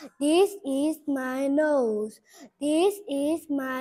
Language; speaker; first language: English; non-native, learner; Vietnamese